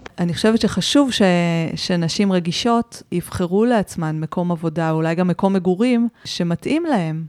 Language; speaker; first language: Hebrew; native; Hebrew